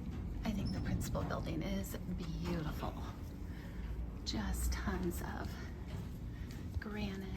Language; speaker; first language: English; native; English